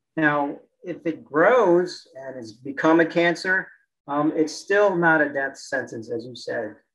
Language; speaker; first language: English; native; English